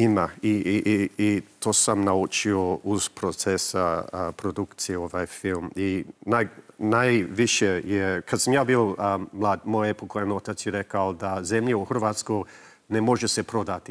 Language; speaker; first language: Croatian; early bilingual, heritage; English